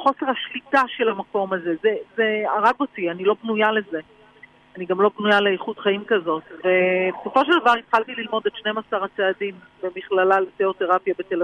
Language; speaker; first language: Hebrew; native; Hebrew